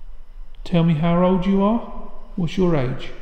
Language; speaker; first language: English; native; English